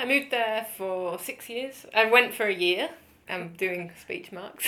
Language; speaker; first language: English; native; English